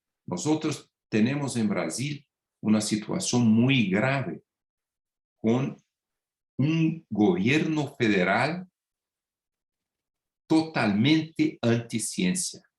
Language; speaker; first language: Spanish; non-native, fluent; Portuguese